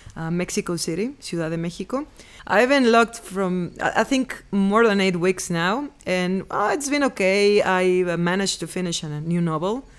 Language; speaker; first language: English; non-native, fluent; Spanish